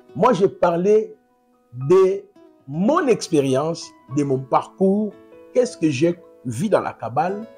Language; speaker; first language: French; non-native, local second language; Lingala